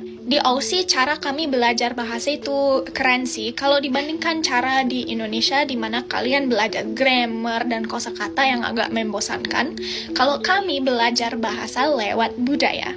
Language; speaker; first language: Indonesian; non-native, fluent; English